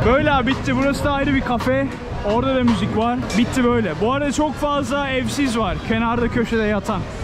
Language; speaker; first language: Turkish; native; Turkish